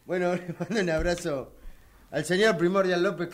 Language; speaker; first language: Spanish; native; Spanish